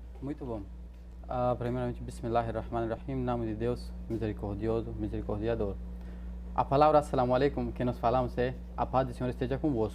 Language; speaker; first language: Portuguese; non-native, fluent; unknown